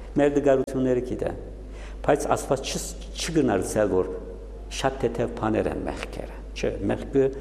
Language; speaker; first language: Armenian; native; Armenian